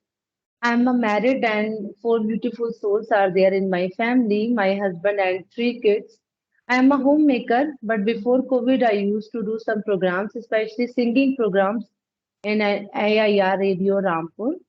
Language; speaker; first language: English; non-native, learner; Punjabi